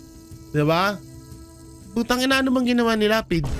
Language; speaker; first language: Filipino; native; Filipino